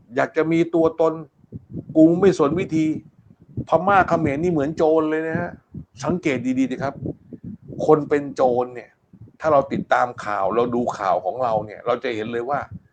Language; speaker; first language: Thai; native; Thai